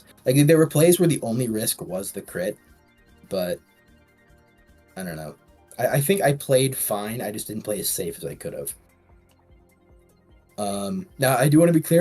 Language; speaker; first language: English; native; English